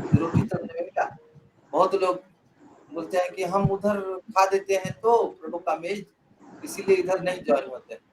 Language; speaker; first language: Hindi; non-native, local second language; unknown